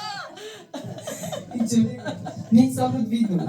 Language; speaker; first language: German; non-native, learner; Portuguese